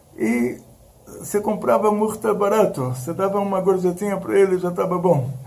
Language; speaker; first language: Portuguese; early bilingual, other home language; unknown